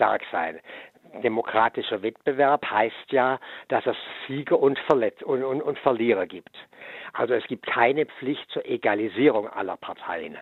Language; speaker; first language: German; native; German